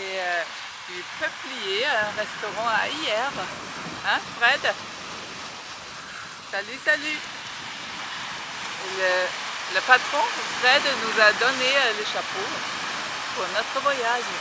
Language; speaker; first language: French; non-native, fluent; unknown